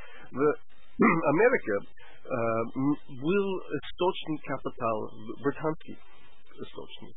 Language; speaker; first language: Russian; non-native, learner; English